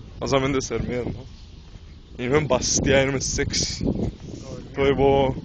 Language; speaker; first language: Greek; native; Greek